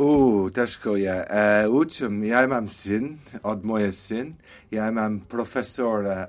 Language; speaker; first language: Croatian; non-native, learner; English